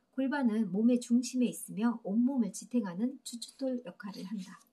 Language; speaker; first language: Korean; native; Korean